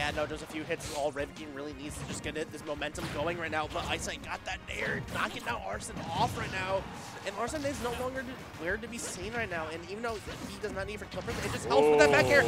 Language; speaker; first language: English; native; English